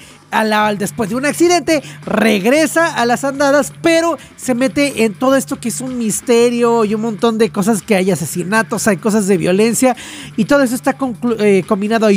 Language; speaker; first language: Spanish; native; Spanish